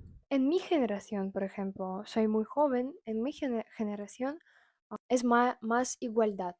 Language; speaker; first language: Spanish; non-native, fluent; Russian